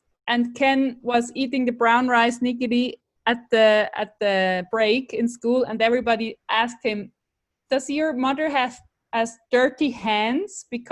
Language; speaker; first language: English; non-native, fluent; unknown